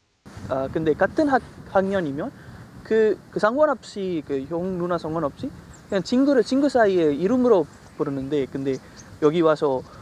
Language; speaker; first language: Korean; non-native, fluent; Tamil